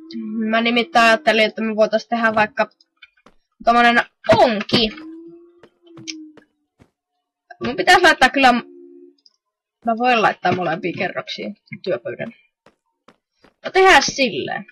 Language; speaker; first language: Finnish; native; Finnish